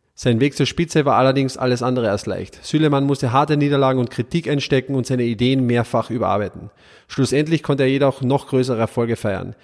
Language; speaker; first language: German; native; German